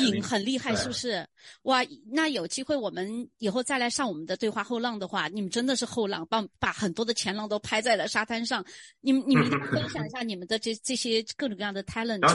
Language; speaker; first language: Chinese; native; Chinese